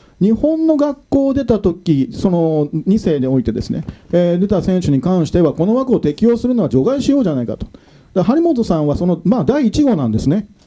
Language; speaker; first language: Japanese; native; Japanese